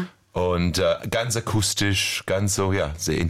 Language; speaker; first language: German; non-native, learner; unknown